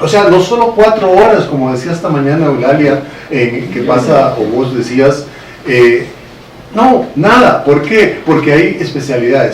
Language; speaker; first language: Spanish; non-native, fluent; English